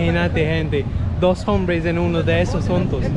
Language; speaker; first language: Spanish; non-native, learner; English